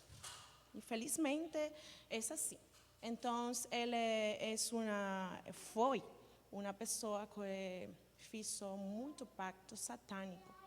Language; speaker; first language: Portuguese; non-native, learner; Spanish